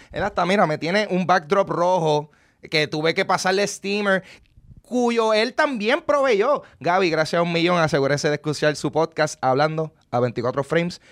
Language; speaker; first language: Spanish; native; Spanish